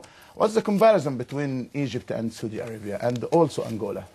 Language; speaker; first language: English; non-native, learner; Arabic